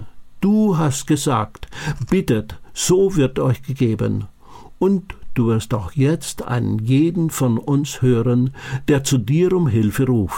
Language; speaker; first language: German; native; German